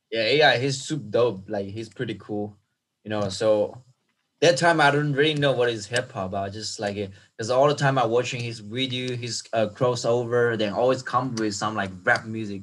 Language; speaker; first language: English; non-native, fluent; Chinese